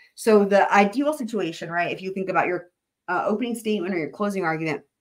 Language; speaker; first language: English; native; English